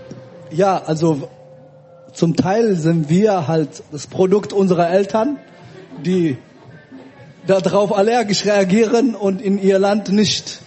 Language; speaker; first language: German; early bilingual, other home language; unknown